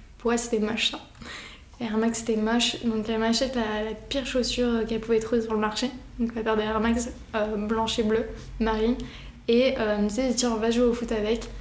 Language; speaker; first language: French; early bilingual, other home language; Arabic